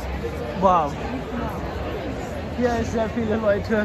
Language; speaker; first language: German; non-native, learner; Bangla